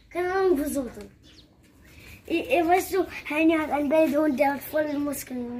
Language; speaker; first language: German; early bilingual, heritage; German